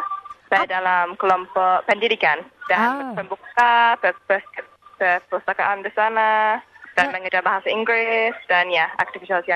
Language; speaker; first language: Indonesian; non-native, learner; English